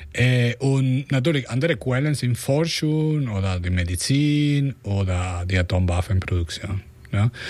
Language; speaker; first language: German; non-native, fluent; Spanish